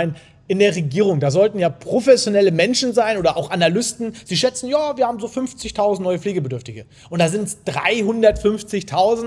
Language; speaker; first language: German; native; German